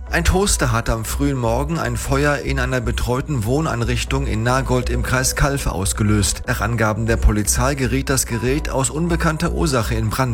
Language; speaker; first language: German; native; German